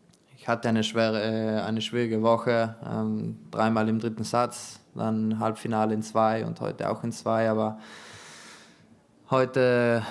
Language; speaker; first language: German; non-native, fluent; Italian